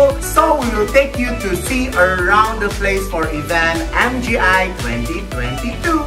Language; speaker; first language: English; non-native, fluent; Indonesian